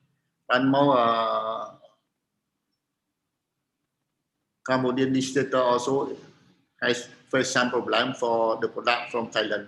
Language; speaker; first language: English; non-native, learner; Khmer